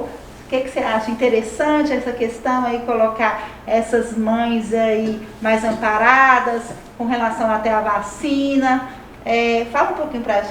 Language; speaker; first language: Portuguese; native; Portuguese